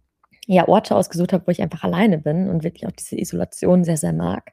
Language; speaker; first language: German; native; German